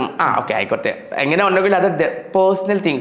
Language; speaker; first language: Malayalam; non-native, local second language; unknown